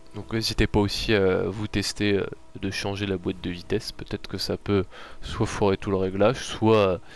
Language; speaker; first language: French; native; French